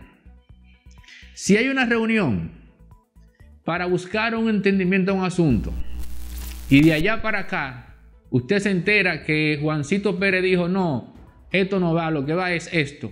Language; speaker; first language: Spanish; native; Spanish